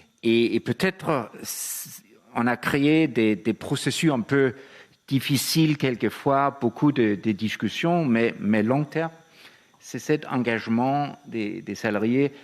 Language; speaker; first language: French; non-native, fluent; Danish